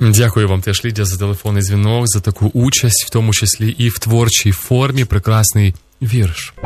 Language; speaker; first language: Ukrainian; native; Ukrainian